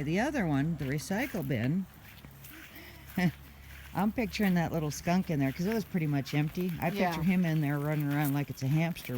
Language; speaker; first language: English; native; English